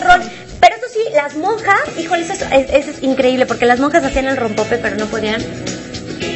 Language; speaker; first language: Spanish; native; Spanish